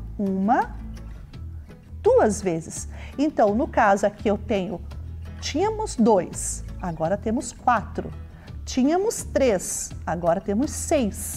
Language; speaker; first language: Portuguese; native; Portuguese